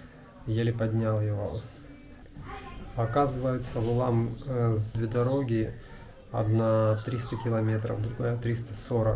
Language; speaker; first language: Russian; native; Russian